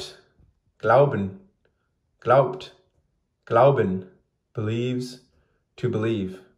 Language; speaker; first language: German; non-native, fluent; English